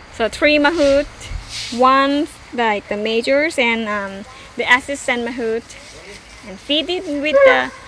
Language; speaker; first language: English; non-native, learner; Thai